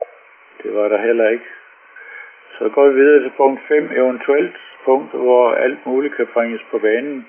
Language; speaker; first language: Danish; native; Danish